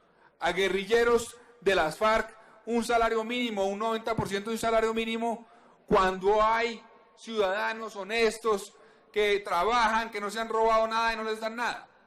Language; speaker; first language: Spanish; native; Spanish